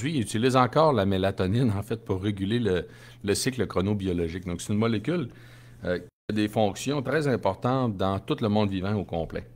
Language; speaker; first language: French; native; French